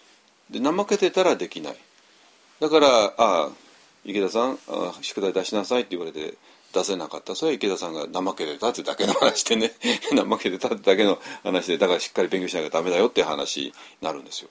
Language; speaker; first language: Japanese; native; Japanese